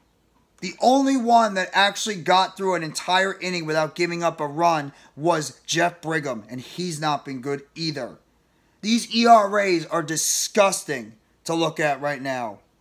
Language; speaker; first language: English; native; English